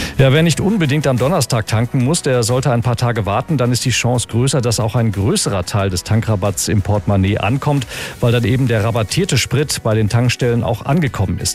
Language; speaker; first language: German; native; German